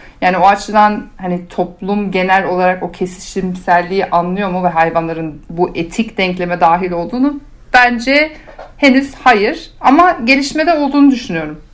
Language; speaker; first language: Turkish; early bilingual, heritage; Turkish